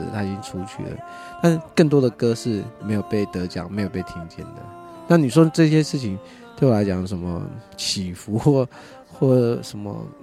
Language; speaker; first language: Chinese; native; Chinese